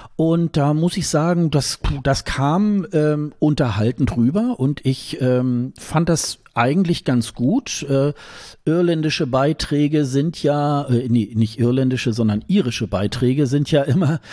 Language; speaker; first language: German; native; German